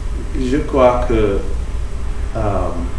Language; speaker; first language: French; non-native, fluent; English